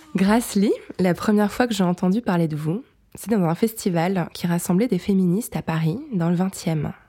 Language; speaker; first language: French; native; French